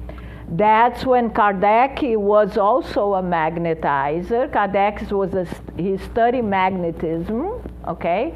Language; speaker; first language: English; non-native, fluent; Portuguese